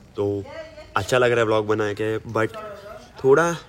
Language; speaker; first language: Hindi; non-native, local second language; Marathi